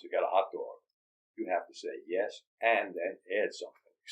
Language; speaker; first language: English; native; English